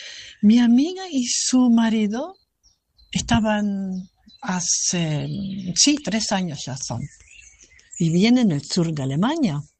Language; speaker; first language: Spanish; non-native, fluent; German